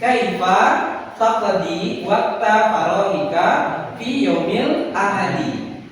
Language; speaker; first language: Arabic; non-native, fluent; Indonesian